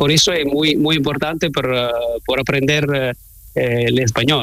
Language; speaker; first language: Spanish; non-native, learner; Italian